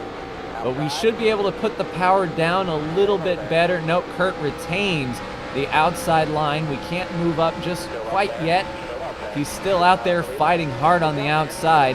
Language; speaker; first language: English; native; English